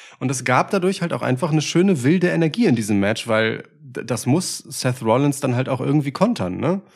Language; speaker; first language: German; early bilingual, other home language; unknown